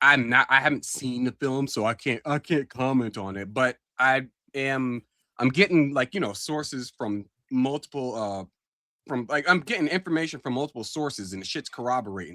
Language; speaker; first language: English; native; English